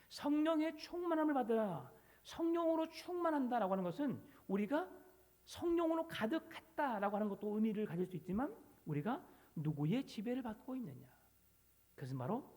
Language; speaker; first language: Korean; native; Korean